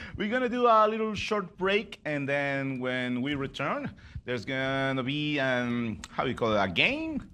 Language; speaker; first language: English; non-native, fluent; Spanish